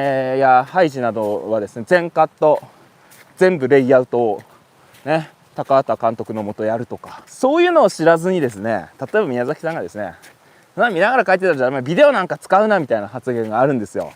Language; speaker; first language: Japanese; native; Japanese